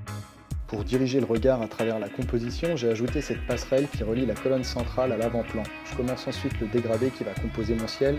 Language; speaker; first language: French; native; French